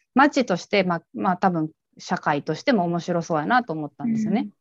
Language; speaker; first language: Japanese; native; Japanese